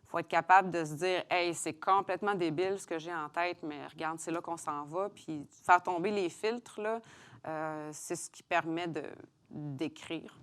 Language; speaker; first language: French; native; French